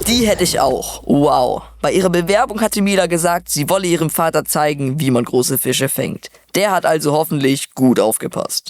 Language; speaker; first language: German; native; German